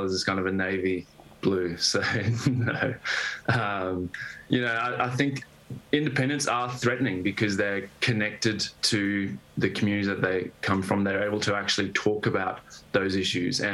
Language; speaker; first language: English; native; English